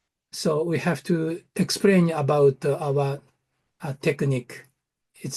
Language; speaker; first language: English; non-native, learner; Japanese